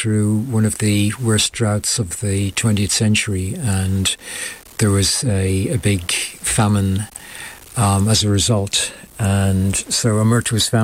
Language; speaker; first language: English; native; English